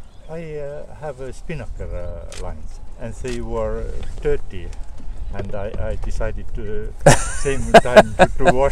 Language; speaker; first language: English; non-native, learner; Estonian